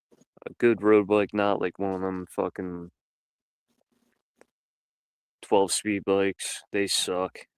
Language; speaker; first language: English; native; English